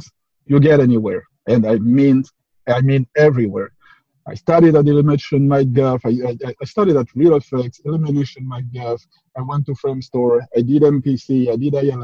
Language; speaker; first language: English; non-native, fluent; French